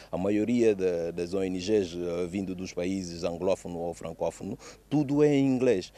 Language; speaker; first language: Portuguese; non-native, local second language; Upper Guinea Crioulo